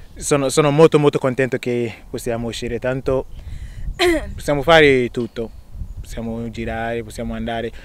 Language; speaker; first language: Italian; non-native, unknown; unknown